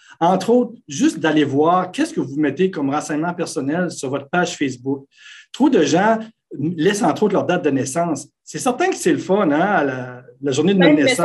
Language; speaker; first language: French; native; French